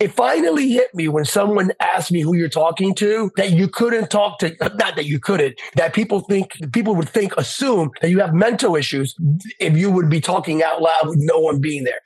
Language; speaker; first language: English; native; English